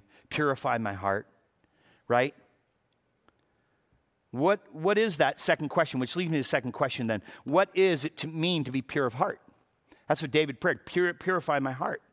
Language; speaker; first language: English; native; English